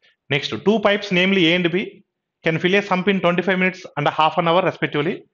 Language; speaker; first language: English; non-native, local second language; Telugu